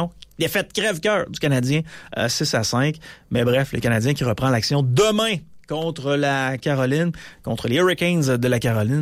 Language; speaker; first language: French; native; French